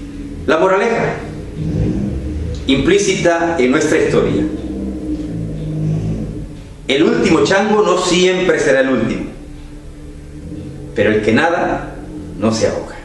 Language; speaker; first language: Spanish; native; Spanish